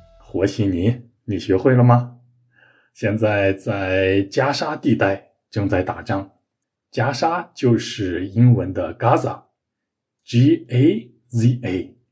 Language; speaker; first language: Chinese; native; Chinese